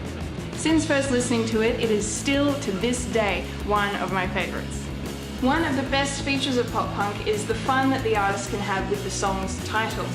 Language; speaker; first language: English; native; English